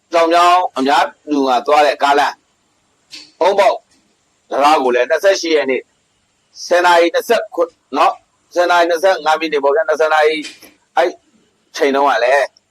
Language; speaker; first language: Burmese; native; Burmese